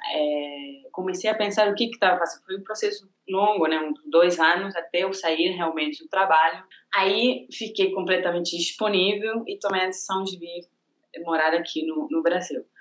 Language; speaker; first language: Portuguese; non-native, fluent; Spanish